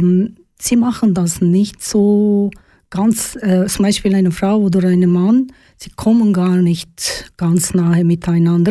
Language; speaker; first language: German; non-native, learner; Georgian